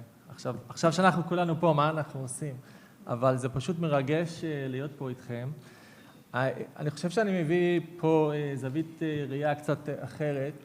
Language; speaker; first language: Hebrew; non-native, fluent; English